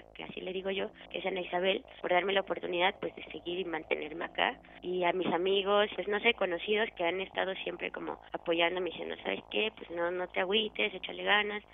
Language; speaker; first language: Spanish; native; Spanish